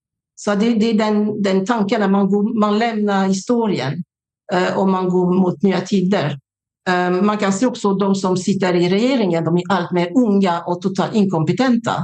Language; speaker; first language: Swedish; non-native, fluent; French